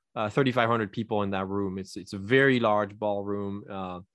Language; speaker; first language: English; non-native, fluent; French